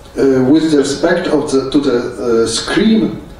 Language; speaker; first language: English; non-native, fluent; Polish